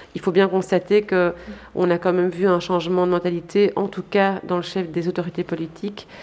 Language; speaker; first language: French; native; French